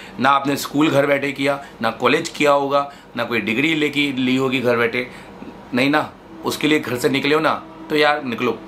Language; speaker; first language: Hindi; native; Hindi